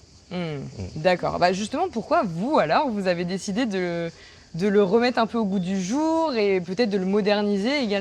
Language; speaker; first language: French; native; French